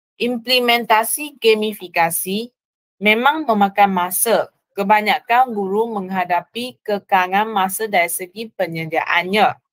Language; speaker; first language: Malay; non-native, local second language; Chinese